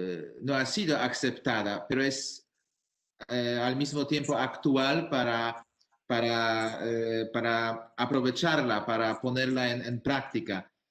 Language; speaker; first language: Spanish; non-native, fluent; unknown